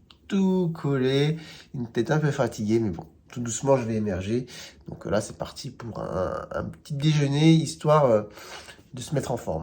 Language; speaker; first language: French; native; French